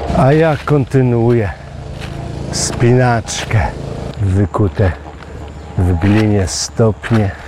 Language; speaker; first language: Polish; native; Polish